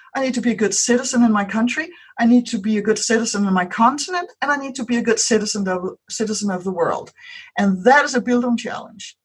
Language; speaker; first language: English; non-native, fluent; Danish